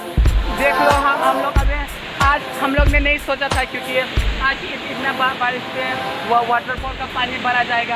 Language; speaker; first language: Hindi; non-native, local second language; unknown